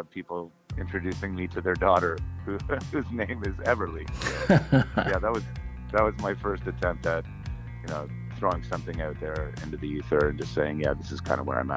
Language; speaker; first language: English; native; English